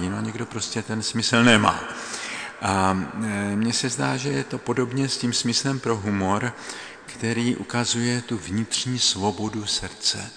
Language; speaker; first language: Czech; native; Czech